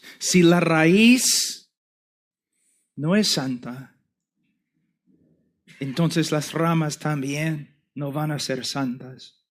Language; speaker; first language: Spanish; non-native, fluent; English